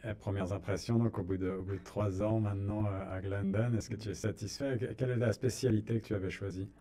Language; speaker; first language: French; native; French